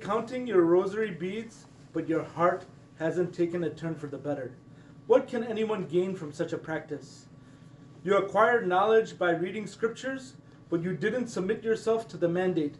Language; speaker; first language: English; native; English